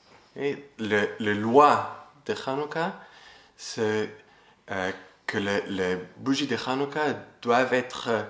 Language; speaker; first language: French; non-native, fluent; English